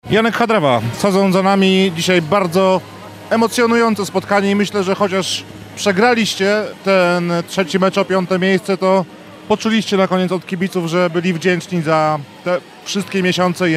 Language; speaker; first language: Polish; native; Polish